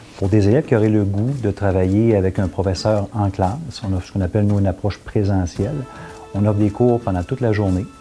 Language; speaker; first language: French; native; French